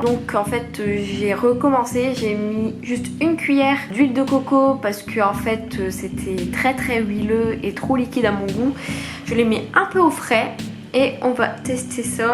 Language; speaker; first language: French; native; French